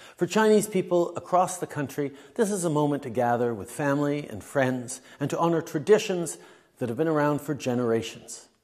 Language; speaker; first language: English; native; English